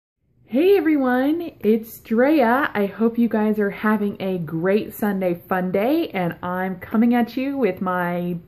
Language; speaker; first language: English; native; English